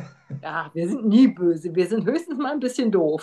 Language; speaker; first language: German; non-native, learner; Turkish